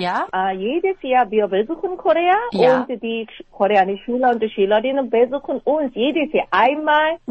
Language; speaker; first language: German; non-native, fluent; Korean